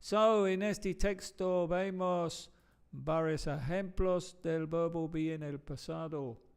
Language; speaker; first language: Spanish; non-native, fluent; English